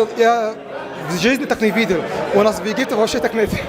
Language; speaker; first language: Russian; non-native, learner; Arabic